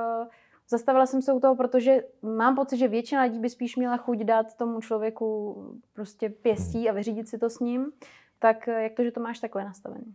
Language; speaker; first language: Czech; native; Czech